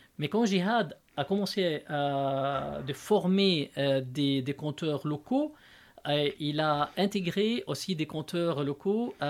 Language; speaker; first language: French; non-native, local second language; Arabic